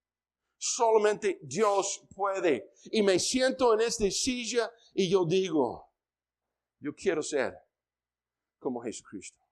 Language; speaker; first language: Spanish; non-native, fluent; English